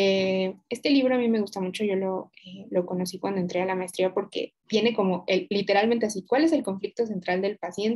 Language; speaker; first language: Spanish; native; Spanish